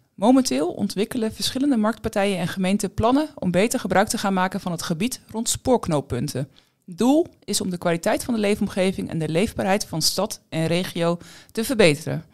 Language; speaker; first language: Dutch; native; Dutch